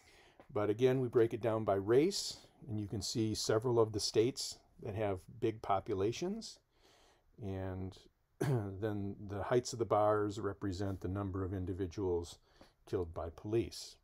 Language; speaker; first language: English; native; English